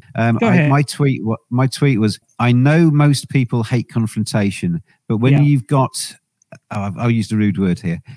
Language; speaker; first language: English; native; English